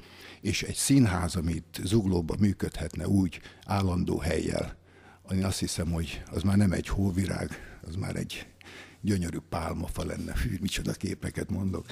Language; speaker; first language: Hungarian; native; Hungarian